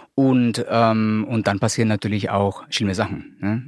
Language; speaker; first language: German; non-native, fluent; Spanish